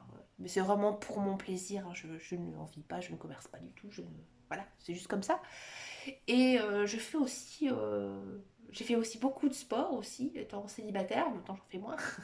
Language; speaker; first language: French; native; French